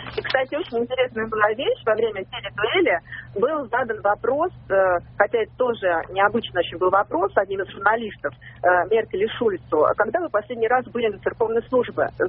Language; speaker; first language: Russian; non-native, fluent; German